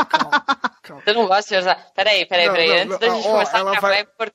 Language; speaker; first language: Portuguese; native; Portuguese